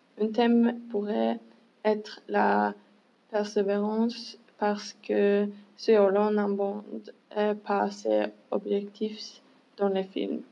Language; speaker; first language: French; non-native, learner; English